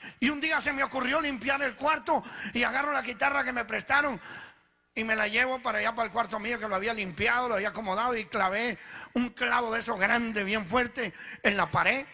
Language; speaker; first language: Spanish; early bilingual, other home language; Italian